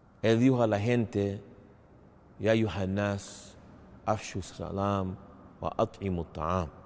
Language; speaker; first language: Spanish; non-native, fluent; English